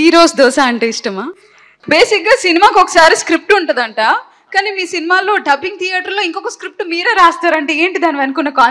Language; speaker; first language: Telugu; native; Telugu